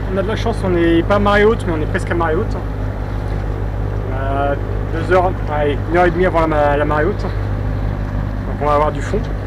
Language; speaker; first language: French; native; French